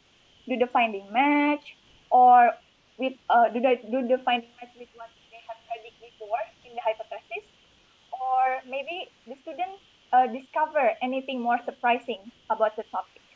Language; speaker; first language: English; non-native, learner; Indonesian